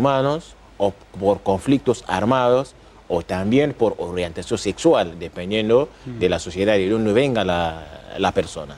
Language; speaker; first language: Spanish; non-native, fluent; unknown